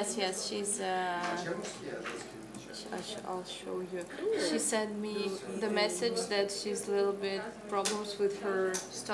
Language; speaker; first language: English; non-native, learner; Russian